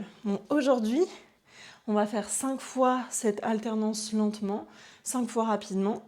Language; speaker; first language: French; native; French